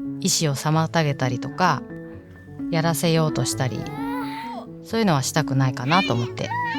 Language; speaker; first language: Japanese; native; Japanese